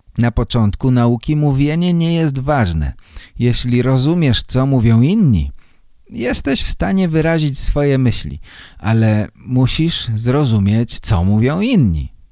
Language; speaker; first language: Polish; native; Polish